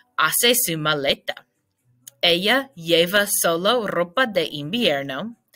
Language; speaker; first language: Spanish; non-native, fluent; English